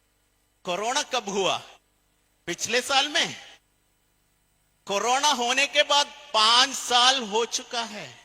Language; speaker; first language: Hindi; non-native, local second language; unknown